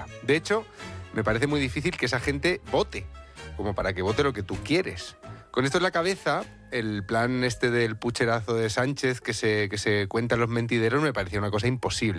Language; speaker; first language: Spanish; native; Spanish